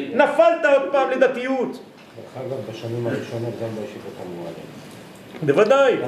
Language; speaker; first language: Hebrew; non-native, fluent; French